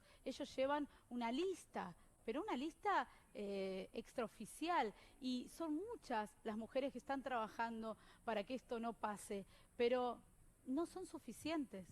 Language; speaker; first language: Spanish; native; Spanish